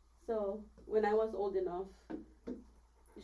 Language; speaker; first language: English; non-native, fluent; Spanish